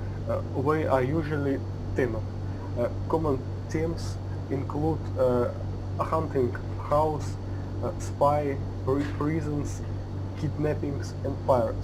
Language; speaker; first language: English; non-native, learner; Russian